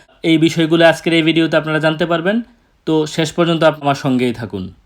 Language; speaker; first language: Bangla; native; Bangla